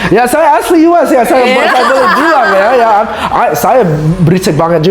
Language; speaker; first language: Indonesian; non-native, learner; English